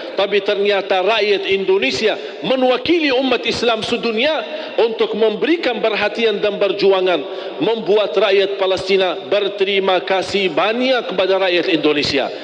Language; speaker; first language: Malay; non-native, fluent; Arabic